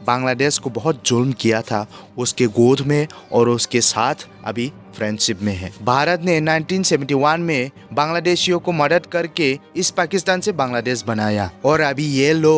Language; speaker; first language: Hindi; non-native, local second language; Kok Borok